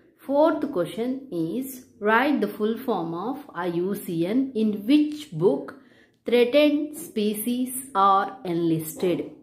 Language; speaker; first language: English; non-native, local second language; Telugu